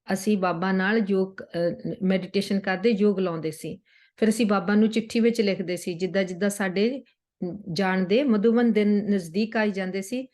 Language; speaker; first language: Hindi; non-native, local second language; Punjabi